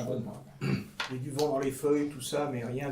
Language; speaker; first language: French; native; French